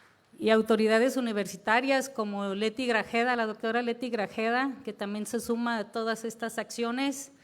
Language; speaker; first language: Spanish; native; Spanish